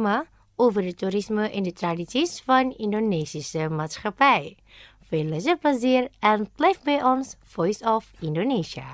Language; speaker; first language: Dutch; non-native, fluent; Indonesian